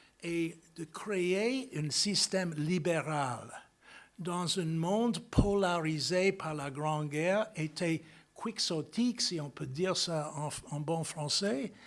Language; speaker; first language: French; non-native, fluent; English